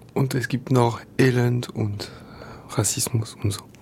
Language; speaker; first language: German; non-native, learner; French